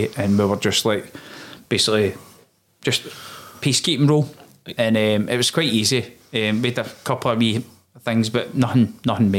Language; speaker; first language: English; native; English